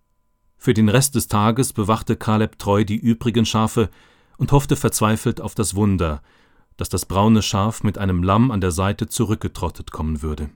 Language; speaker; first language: German; native; German